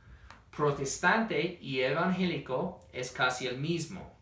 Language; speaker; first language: Spanish; non-native, fluent; English